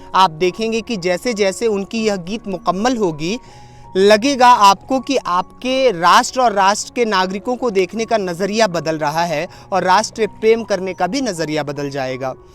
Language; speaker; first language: Hindi; native; Hindi